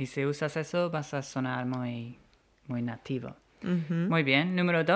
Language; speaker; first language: Spanish; non-native, fluent; English